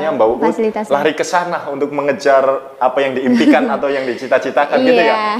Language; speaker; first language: Indonesian; native; Indonesian